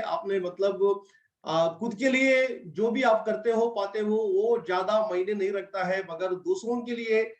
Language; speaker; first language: Hindi; non-native, local second language; Kannada